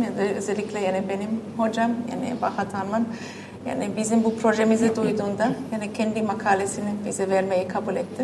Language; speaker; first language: Turkish; non-native, fluent; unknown